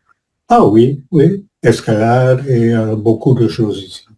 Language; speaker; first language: French; non-native, learner; English